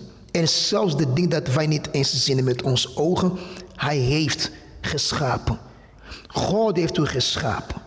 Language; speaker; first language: Dutch; non-native, fluent; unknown